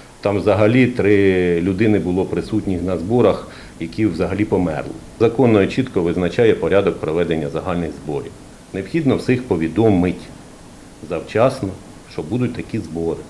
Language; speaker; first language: Ukrainian; native; Ukrainian